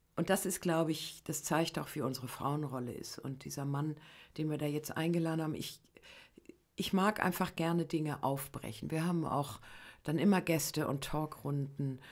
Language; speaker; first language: German; native; German